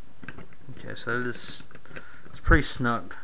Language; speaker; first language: English; native; English